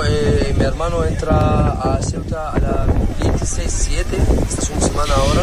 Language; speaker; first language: Spanish; non-native, learner; Arabic